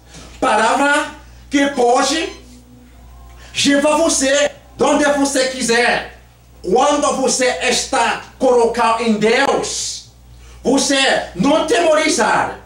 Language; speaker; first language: Portuguese; non-native, learner; Haitian Creole